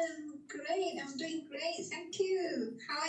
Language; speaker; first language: English; non-native, learner; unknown